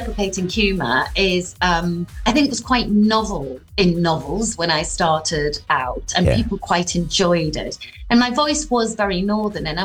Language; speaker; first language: English; native; English